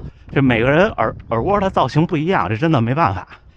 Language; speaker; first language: Chinese; native; Chinese